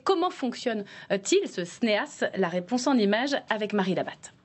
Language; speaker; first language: French; native; French